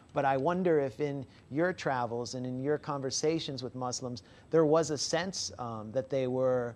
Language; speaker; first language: English; native; English